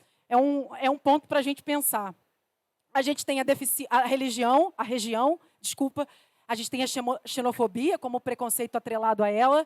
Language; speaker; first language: Portuguese; native; Portuguese